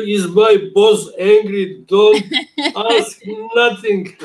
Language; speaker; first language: English; non-native, learner; Serbian